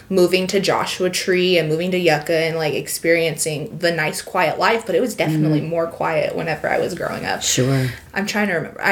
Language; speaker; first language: English; native; English